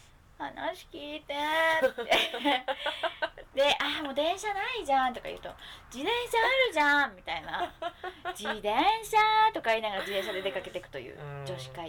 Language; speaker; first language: Japanese; native; Japanese